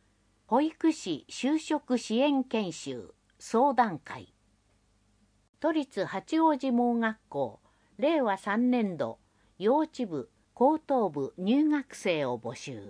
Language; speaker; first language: Japanese; native; Japanese